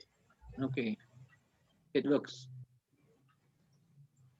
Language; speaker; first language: English; non-native, learner; Indonesian